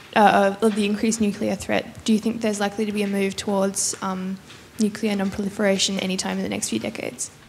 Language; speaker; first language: English; non-native, fluent; Khmer